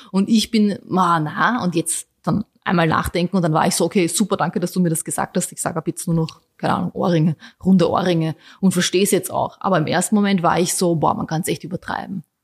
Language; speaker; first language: German; early bilingual, other home language; Bosnian